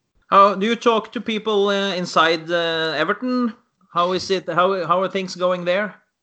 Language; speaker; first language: English; non-native, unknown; Norwegian